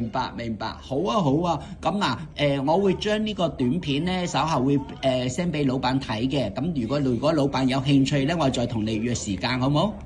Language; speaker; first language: Cantonese; native; Cantonese